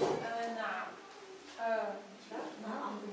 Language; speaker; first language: Arabic; non-native, learner; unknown